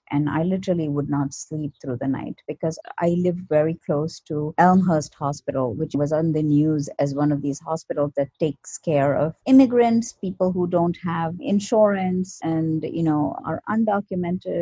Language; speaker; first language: English; non-native, local second language; Malayalam